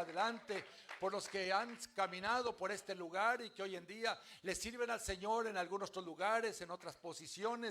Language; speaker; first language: Spanish; native; Spanish